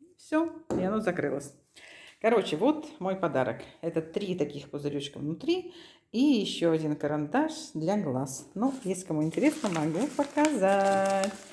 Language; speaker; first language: Russian; native; Russian